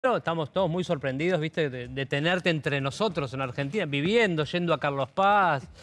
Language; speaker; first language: Spanish; native; Spanish